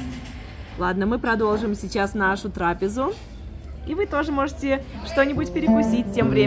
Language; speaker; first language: Russian; native; Russian